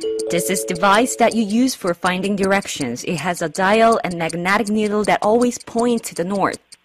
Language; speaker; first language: English; non-native, fluent; Korean